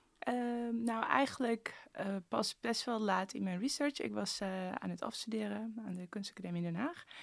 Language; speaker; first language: Dutch; early bilingual, other home language; Persian